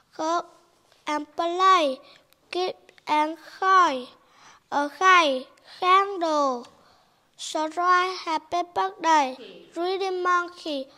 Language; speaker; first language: English; non-native, learner; Vietnamese